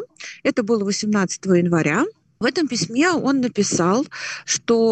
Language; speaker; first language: Russian; native; Russian